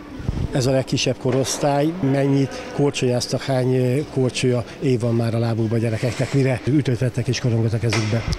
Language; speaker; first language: Hungarian; native; Hungarian